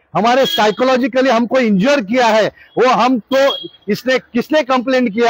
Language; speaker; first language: Hindi; non-native, local second language; Marathi